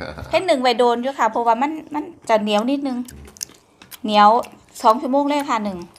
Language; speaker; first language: Thai; non-native, local second language; Northeastern Thai